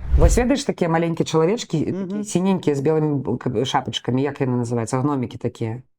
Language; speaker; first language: Belarusian; non-native, local second language; Russian